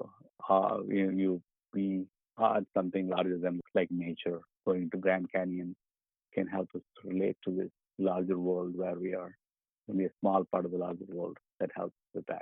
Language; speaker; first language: English; non-native, local second language; Tamil